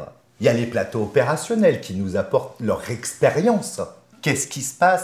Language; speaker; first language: French; native; French